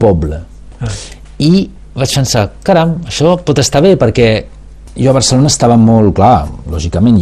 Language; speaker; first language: Catalan; non-native, local second language; Spanish